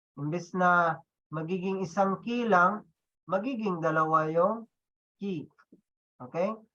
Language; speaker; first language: Filipino; non-native, local second language; Cebuano